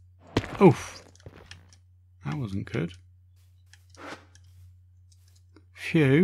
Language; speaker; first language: English; native; English